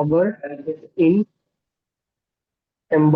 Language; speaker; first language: German; non-native, learner; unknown